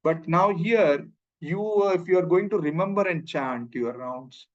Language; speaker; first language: English; non-native, local second language; Malayalam